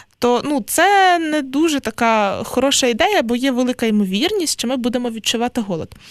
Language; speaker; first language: Ukrainian; native; Ukrainian